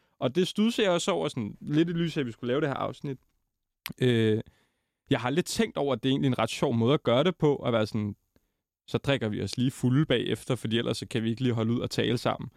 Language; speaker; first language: Danish; native; Danish